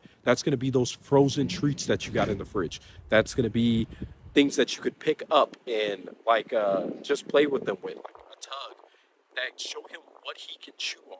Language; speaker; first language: English; native; English